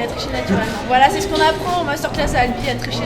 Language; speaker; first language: French; native; French